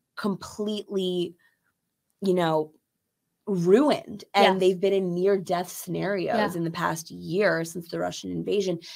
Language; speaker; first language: English; native; English